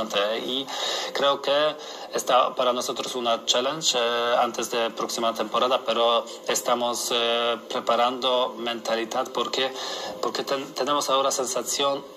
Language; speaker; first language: Spanish; non-native, learner; Polish